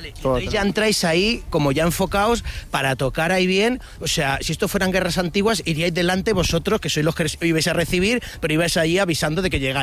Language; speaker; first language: Spanish; native; Spanish